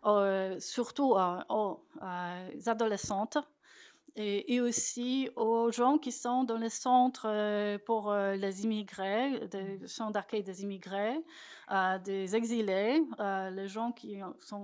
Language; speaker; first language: French; non-native, fluent; Polish